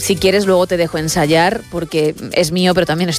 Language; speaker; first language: Spanish; native; Spanish